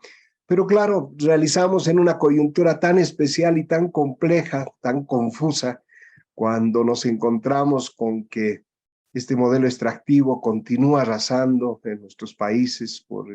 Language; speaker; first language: Spanish; native; Spanish